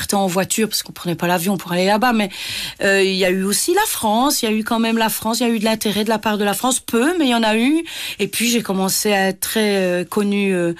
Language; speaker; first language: French; native; French